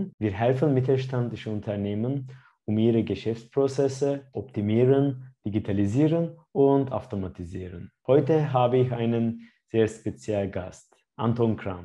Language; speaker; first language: German; non-native, fluent; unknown